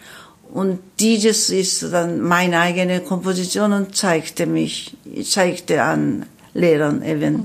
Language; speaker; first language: German; non-native, learner; Korean